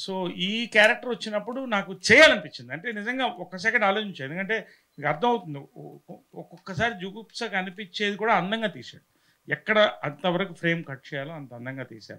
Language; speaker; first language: Telugu; native; Telugu